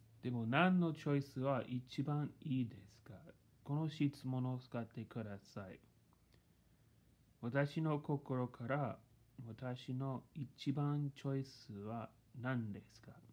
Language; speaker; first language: Japanese; non-native, learner; English